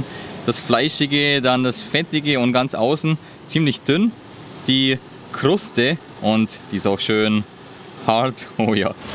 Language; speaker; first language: German; native; German